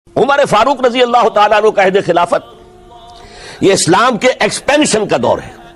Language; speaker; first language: Urdu; native; Urdu